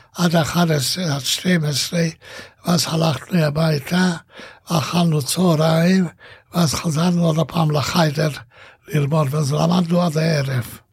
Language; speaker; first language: Hebrew; non-native, fluent; Hungarian